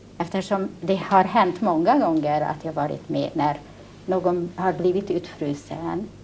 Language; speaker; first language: Swedish; non-native, fluent; Hungarian